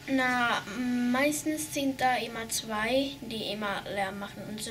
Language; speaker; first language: German; early bilingual, heritage; German